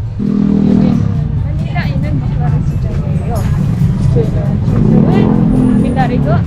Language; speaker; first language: Korean; non-native, learner; Filipino